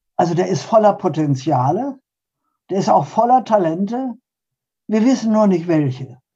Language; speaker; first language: German; early bilingual, other home language; Polish